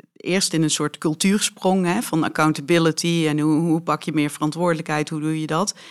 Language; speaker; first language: Dutch; native; Dutch